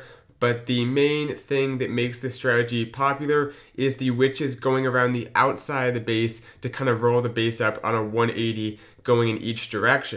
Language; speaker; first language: English; native; English